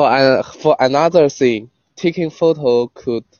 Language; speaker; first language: English; non-native, learner; Chinese